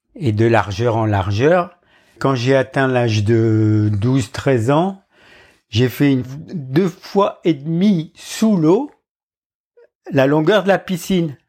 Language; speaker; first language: French; native; French